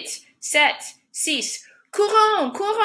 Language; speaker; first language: French; non-native, fluent; English